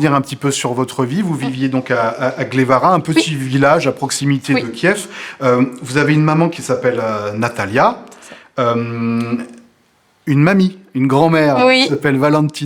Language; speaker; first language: French; native; French